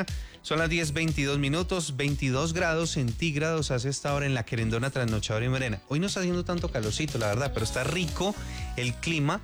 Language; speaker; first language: Spanish; native; Spanish